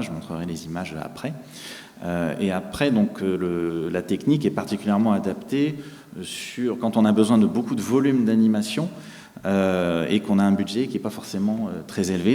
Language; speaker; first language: French; native; French